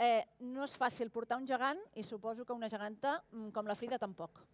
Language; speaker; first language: Catalan; native; Catalan